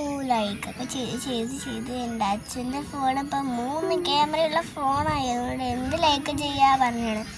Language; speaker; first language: Malayalam; native; Malayalam